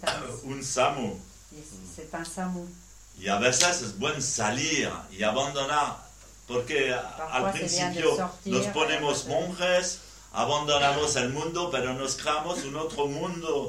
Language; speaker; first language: Spanish; non-native, learner; French